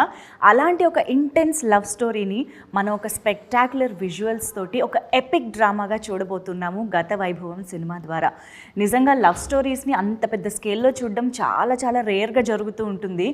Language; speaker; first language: Telugu; native; Telugu